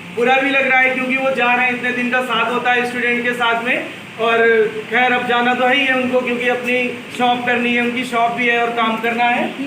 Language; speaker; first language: Hindi; native; Hindi